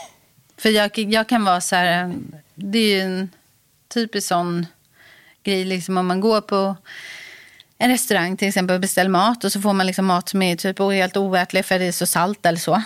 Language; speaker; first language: Swedish; native; Swedish